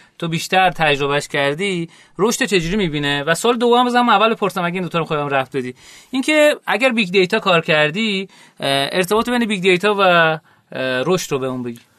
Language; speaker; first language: Persian; native; Persian